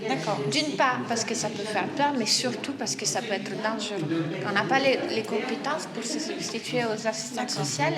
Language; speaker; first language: French; native; French